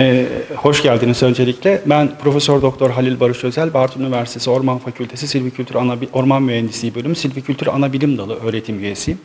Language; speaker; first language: Turkish; native; Turkish